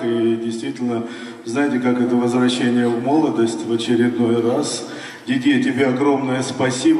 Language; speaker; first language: Russian; native; Russian